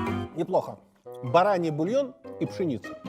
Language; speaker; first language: Russian; native; Russian